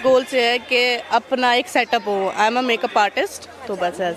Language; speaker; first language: Hindi; native; Hindi